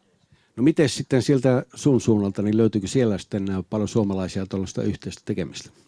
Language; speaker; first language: Finnish; native; Finnish